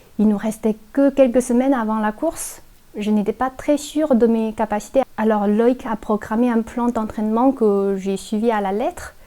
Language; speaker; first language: French; non-native, fluent; Chinese